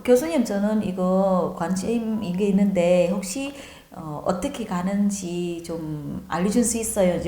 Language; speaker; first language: Korean; non-native, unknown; Vietnamese